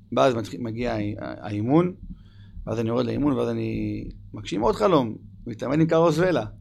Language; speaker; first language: Hebrew; early bilingual, other home language; English